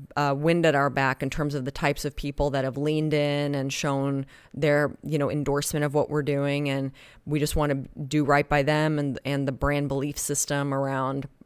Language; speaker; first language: English; native; English